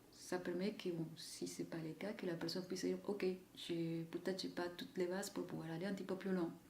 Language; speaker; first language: French; non-native, fluent; Spanish